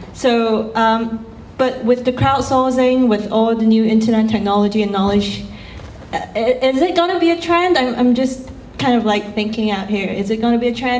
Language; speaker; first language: English; non-native, local second language; Cantonese